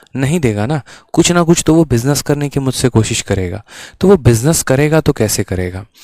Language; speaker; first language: Hindi; native; Hindi